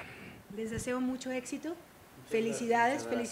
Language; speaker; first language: Spanish; native; Spanish